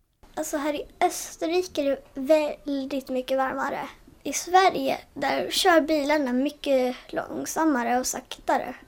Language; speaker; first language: Swedish; early bilingual, heritage; Swedish